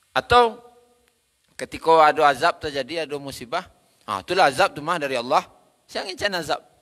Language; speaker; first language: Malay; non-native, local second language; Minangkabau